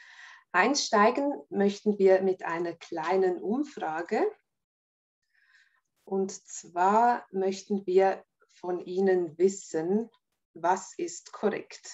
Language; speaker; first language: German; native; German